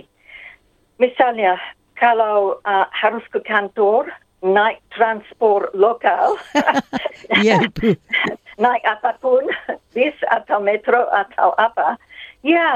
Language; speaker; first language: Indonesian; non-native, fluent; English